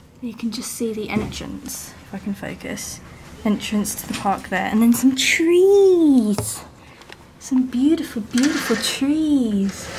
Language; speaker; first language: English; native; English